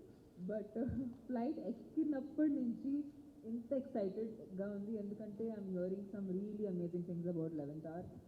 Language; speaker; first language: Telugu; non-native, fluent; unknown